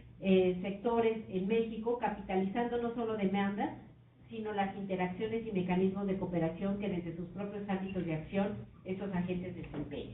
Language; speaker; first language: Spanish; native; Spanish